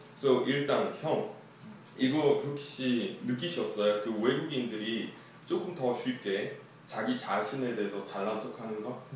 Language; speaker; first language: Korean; non-native, fluent; English